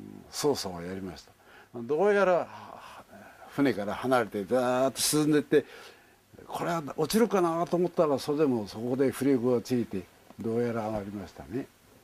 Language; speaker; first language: Japanese; native; Japanese